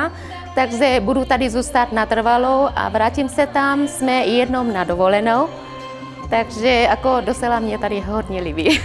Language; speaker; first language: Czech; non-native, learner; Vietnamese